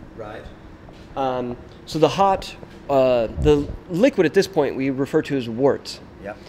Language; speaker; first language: English; native; English